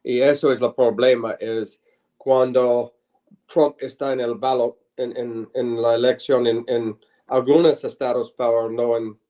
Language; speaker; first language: Spanish; non-native, learner; English